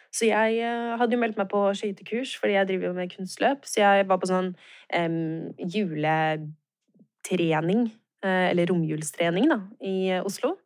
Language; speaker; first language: Norwegian; native; Norwegian